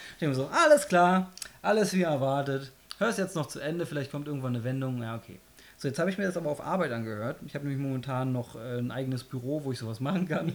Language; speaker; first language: German; early bilingual, other home language; Polish